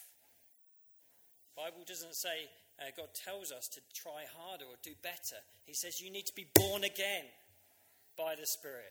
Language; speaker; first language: English; native; English